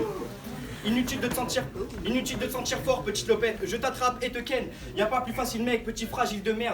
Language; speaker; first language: French; native; French